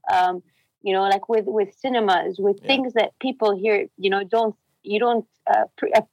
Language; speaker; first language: English; non-native, fluent; Arabic